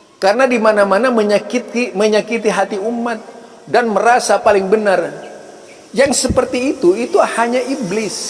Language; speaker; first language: Indonesian; non-native, local second language; Madurese